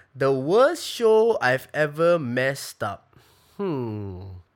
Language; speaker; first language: English; native; English